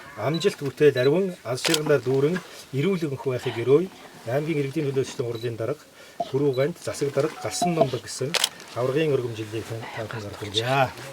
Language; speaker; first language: Mongolian; native; Mongolian